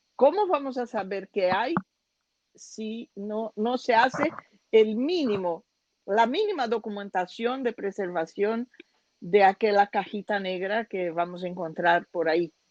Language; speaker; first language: Spanish; non-native, fluent; Portuguese